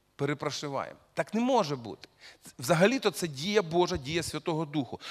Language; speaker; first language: Ukrainian; non-native, local second language; Russian